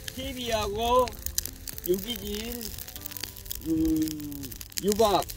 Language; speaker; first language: Korean; native; Korean